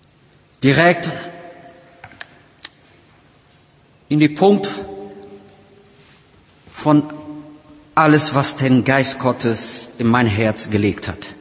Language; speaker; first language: German; non-native, learner; Portuguese